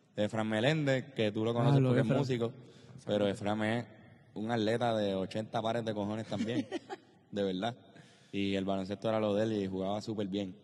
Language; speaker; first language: Spanish; native; Spanish